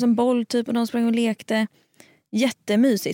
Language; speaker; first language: Swedish; native; Swedish